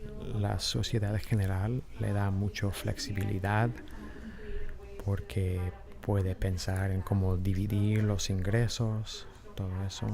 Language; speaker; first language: Spanish; non-native, fluent; English